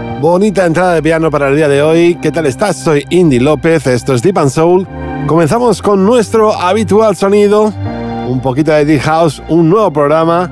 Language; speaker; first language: Spanish; native; Spanish